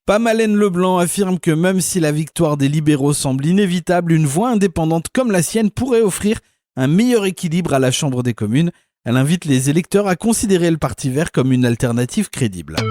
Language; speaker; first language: French; native; French